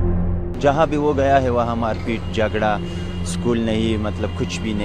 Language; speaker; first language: Hindi; non-native, fluent; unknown